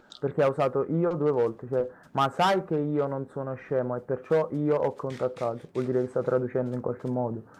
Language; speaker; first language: Italian; native; Italian